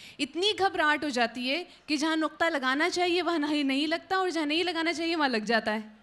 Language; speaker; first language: Hindi; native; Hindi